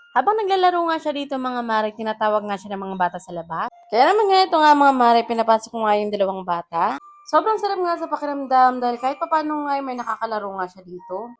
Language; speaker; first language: Filipino; non-native, local second language; Bikol